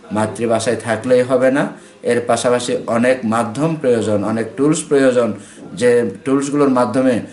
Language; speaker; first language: Bangla; non-native, local second language; Kok Borok